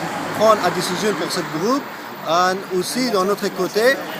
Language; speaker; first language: French; non-native, learner; Persian